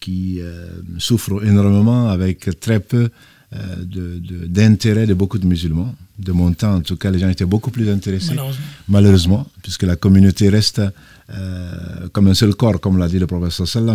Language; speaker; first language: French; native; French